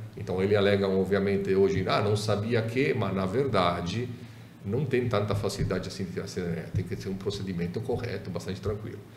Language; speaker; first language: Portuguese; non-native, fluent; Italian